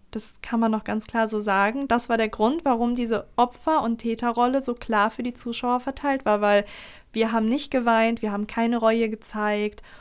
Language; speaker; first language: German; early bilingual, other home language; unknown